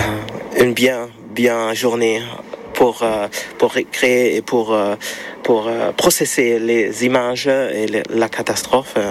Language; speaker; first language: French; non-native, learner; German